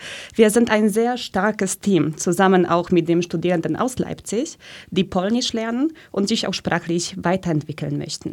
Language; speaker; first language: German; early bilingual, other home language; Polish